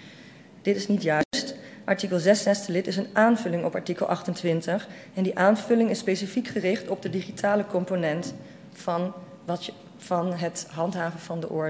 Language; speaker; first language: Dutch; native; Dutch